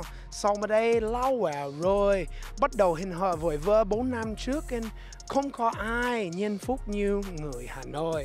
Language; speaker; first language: Vietnamese; non-native, fluent; English